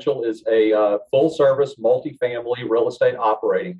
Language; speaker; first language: English; native; English